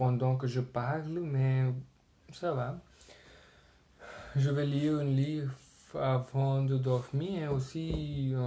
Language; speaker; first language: French; non-native, learner; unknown